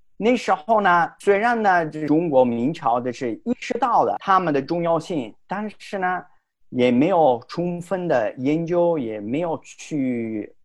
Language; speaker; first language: Chinese; non-native, fluent; Italian